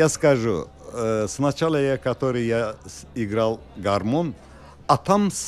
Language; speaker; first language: Russian; non-native, local second language; Azerbaijani